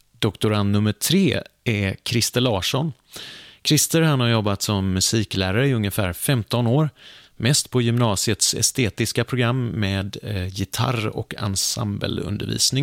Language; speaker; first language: Swedish; native; Swedish